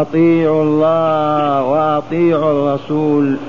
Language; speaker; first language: Arabic; native; Arabic